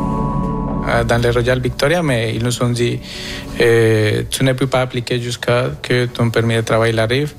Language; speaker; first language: French; non-native, fluent; Spanish